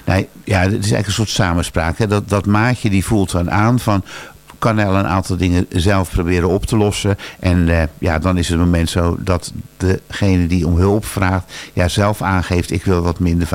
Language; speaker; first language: Dutch; native; Dutch